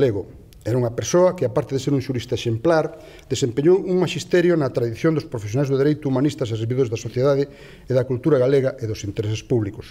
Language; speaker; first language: Galician; native; Galician